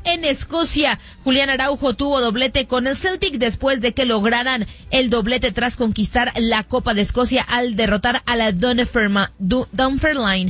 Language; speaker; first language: Spanish; native; Spanish